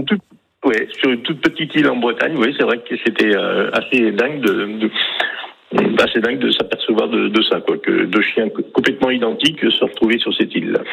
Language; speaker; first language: French; native; French